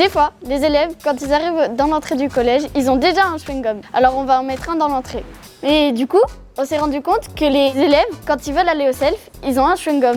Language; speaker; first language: French; native; French